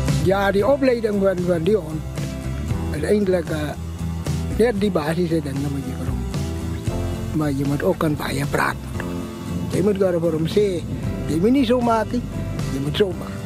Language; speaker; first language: Dutch; non-native, learner; Afrikaans